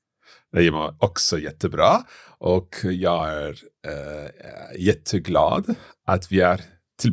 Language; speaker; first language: Swedish; non-native, learner; English